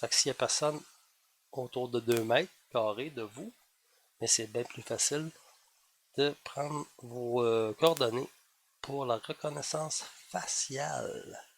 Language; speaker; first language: French; native; French